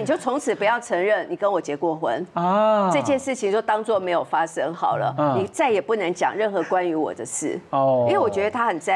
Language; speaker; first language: Chinese; native; Chinese